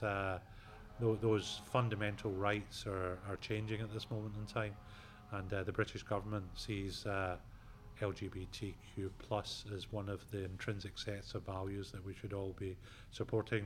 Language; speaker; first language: English; native; English